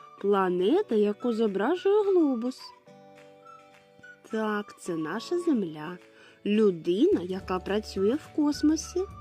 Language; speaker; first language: Ukrainian; native; Ukrainian